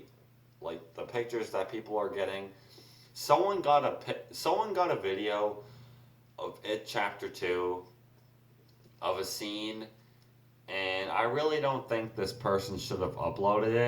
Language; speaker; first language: English; native; English